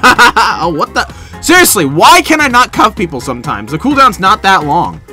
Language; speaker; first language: English; native; English